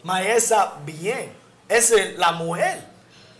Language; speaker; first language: Spanish; non-native, learner; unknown